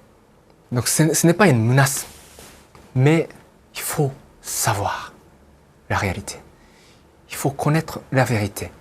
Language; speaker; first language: French; non-native, fluent; Japanese